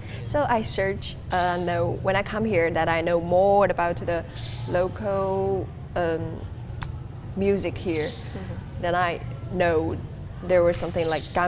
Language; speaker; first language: English; non-native, learner; Chinese